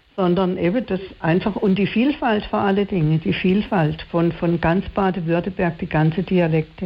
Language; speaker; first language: German; native; German